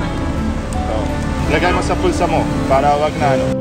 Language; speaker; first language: Filipino; non-native, learner; Arabic